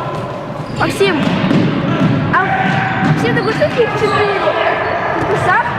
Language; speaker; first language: Russian; native; Russian